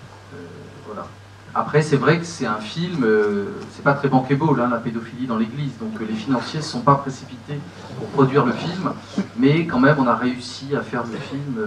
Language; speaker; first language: French; native; French